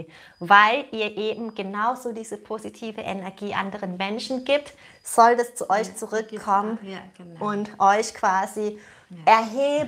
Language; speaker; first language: German; native; German